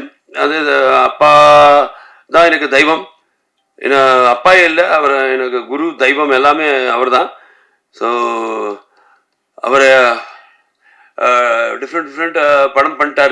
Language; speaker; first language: Tamil; non-native, learner; Telugu